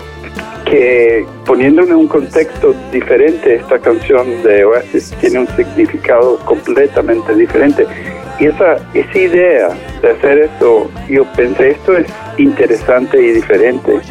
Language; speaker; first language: Spanish; non-native, fluent; English